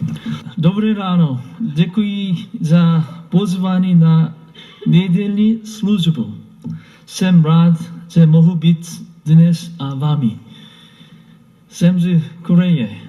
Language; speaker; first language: Czech; non-native, learner; Korean